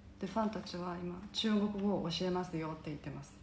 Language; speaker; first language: Japanese; non-native, fluent; Chinese